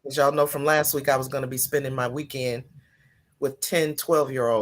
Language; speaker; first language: English; native; English